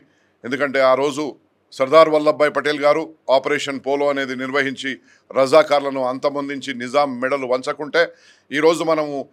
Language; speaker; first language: Telugu; native; Telugu